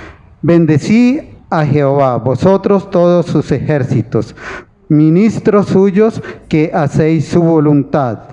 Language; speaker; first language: Spanish; native; Spanish